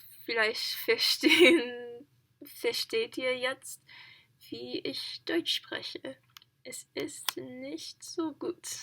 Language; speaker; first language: German; non-native, learner; English